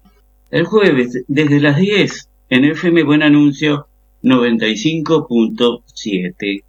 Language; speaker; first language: Spanish; native; Spanish